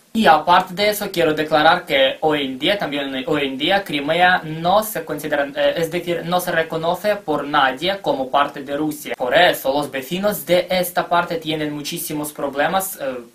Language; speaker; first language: Spanish; non-native, fluent; Ukrainian